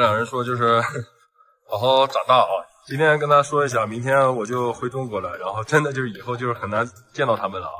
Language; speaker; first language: Chinese; native; Chinese